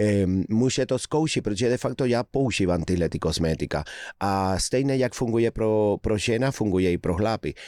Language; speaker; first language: Czech; non-native, fluent; Spanish